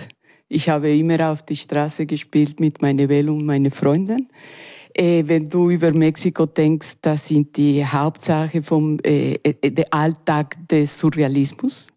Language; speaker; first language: German; non-native, learner; Spanish